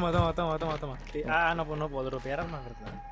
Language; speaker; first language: Spanish; native; Spanish